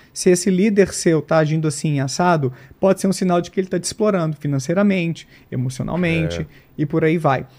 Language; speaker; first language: Portuguese; native; Portuguese